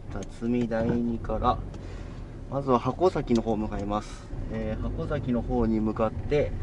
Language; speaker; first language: Japanese; native; Japanese